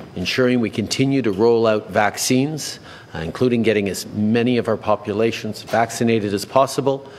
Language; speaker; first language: English; early bilingual, other home language; French